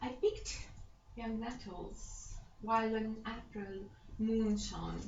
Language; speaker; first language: English; non-native, fluent; Romanian